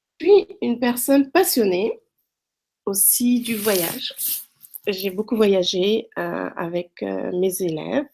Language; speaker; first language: French; non-native, local second language; Arabic